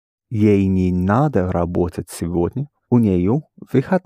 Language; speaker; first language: Russian; non-native, learner; English